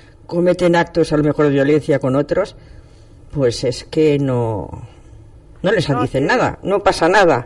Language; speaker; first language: Spanish; native; Spanish